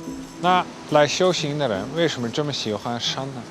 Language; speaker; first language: Chinese; non-native, fluent; Dutch